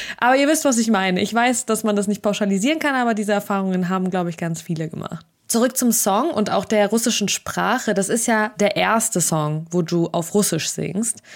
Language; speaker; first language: German; early bilingual, other home language; Russian